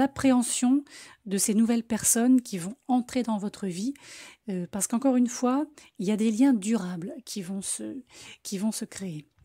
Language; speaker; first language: French; native; French